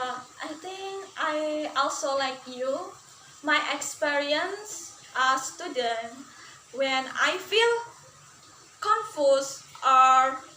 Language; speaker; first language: English; non-native, learner; Indonesian